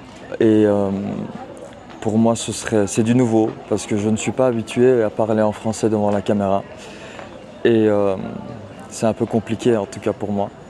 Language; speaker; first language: French; early bilingual, heritage; Turkish